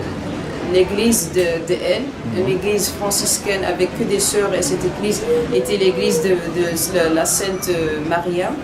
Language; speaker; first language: French; non-native, learner; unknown